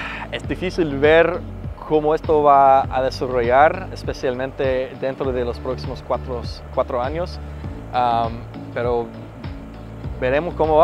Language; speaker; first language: Spanish; non-native, fluent; English